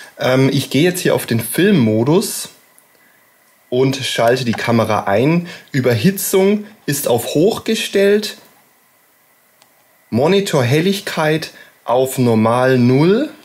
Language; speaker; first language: German; native; German